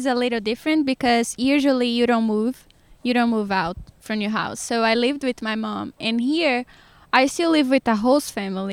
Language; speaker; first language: English; non-native, fluent; Portuguese